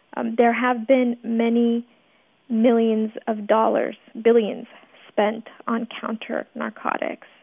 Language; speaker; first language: English; early bilingual, other home language; Persian